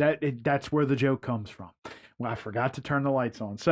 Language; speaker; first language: English; native; English